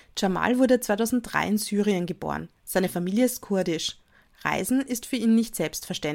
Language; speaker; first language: German; native; German